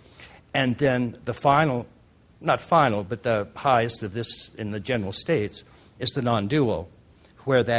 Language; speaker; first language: English; native; English